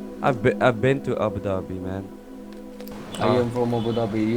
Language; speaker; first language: English; non-native, fluent; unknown